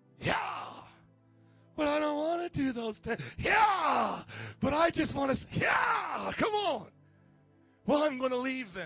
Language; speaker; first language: English; native; English